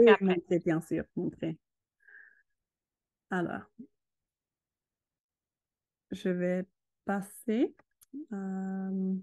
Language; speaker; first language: French; non-native, learner; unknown